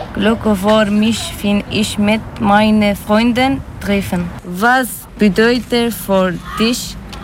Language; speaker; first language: German; non-native, learner; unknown